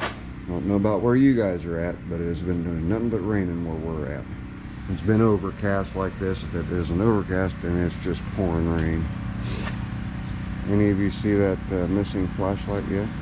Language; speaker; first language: English; native; English